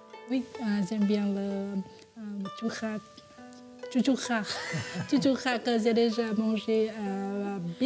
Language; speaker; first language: French; non-native, fluent; Vietnamese